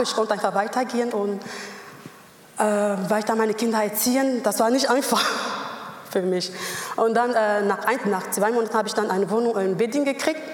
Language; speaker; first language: German; non-native, learner; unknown